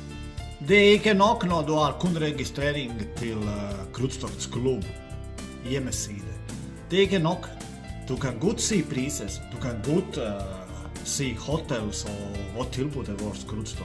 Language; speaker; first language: Danish; non-native, fluent; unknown